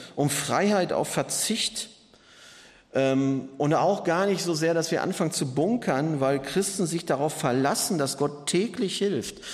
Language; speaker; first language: German; native; German